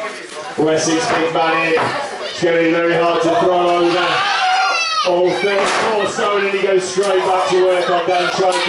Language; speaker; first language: English; native; English